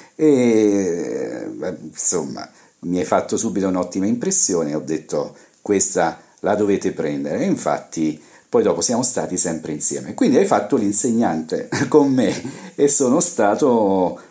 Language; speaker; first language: Italian; native; Italian